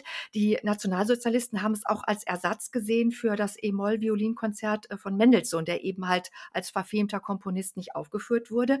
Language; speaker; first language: German; native; German